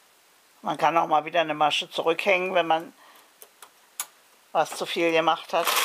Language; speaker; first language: German; native; German